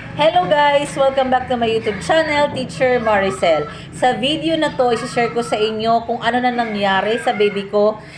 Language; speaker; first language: Filipino; non-native, local second language; Cebuano